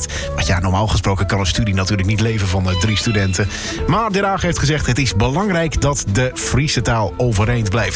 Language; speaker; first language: Dutch; native; Dutch